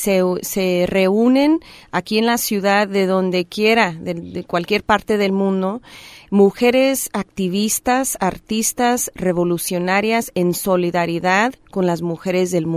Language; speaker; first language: Spanish; early bilingual, heritage; Spanish